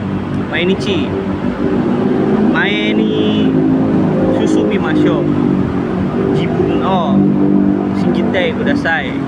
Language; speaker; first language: Japanese; non-native, learner; Indonesian